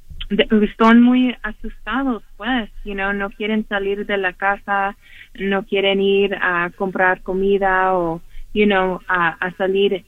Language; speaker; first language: Spanish; early bilingual, heritage; Spanish